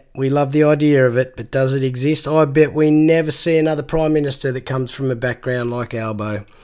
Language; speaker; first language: English; native; English